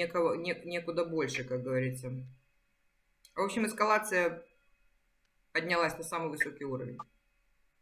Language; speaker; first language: Russian; native; Russian